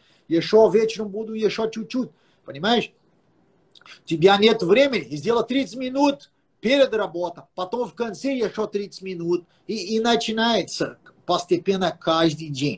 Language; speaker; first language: Russian; non-native, fluent; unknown